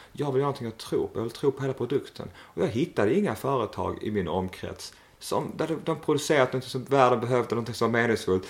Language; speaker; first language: Swedish; native; Swedish